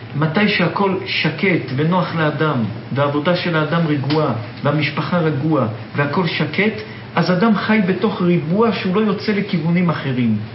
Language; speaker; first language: Hebrew; native; Hebrew